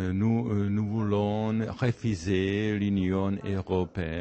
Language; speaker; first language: French; non-native, learner; Czech